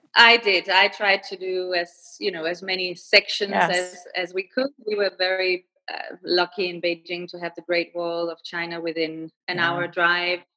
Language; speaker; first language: English; non-native, fluent; Danish